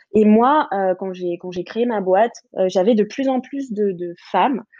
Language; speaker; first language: French; native; French